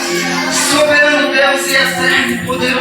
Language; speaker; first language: Portuguese; native; Portuguese